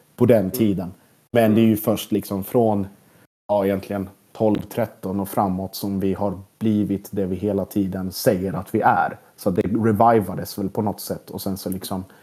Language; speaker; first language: Swedish; early bilingual, other home language; Croatian